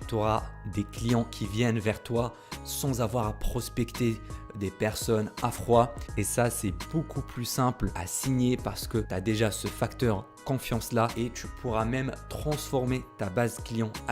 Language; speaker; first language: French; native; French